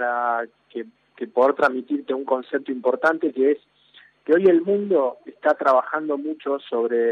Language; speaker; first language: Spanish; native; Spanish